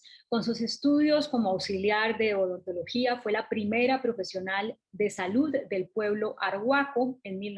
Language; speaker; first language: Spanish; native; Spanish